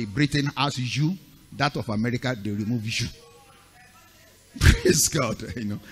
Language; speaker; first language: English; non-native, local second language; Yoruba